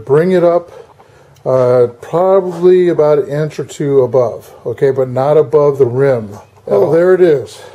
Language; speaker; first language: English; native; English